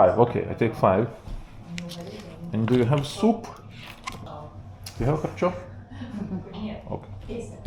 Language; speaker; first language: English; non-native, learner; Lithuanian